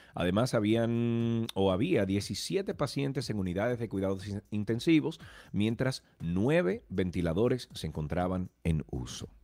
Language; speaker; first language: Spanish; native; Spanish